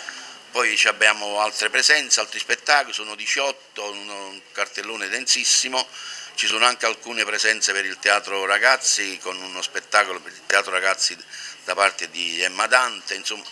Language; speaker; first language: Italian; native; Italian